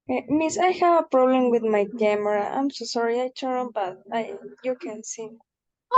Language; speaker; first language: English; non-native, learner; Spanish